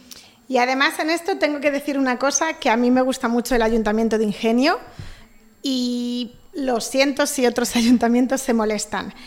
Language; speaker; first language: Spanish; native; Spanish